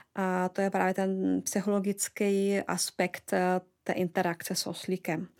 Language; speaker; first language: Czech; non-native, fluent; Russian